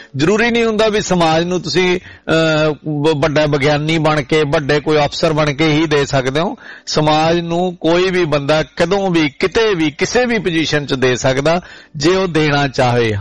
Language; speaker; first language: Punjabi; native; Punjabi